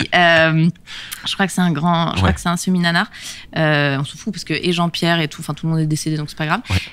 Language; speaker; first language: French; native; French